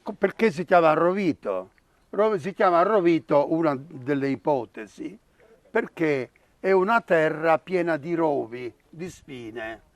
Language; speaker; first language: Italian; native; Italian